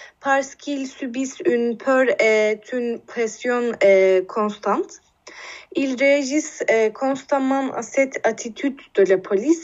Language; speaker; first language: French; non-native, learner; Turkish